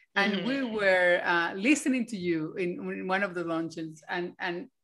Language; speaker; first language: English; non-native, fluent; Spanish